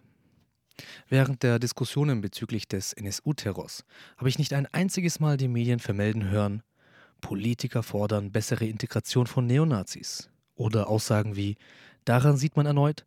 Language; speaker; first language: German; early bilingual, other home language; Turkish